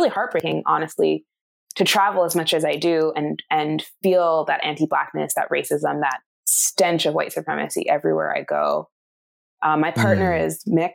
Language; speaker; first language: English; native; English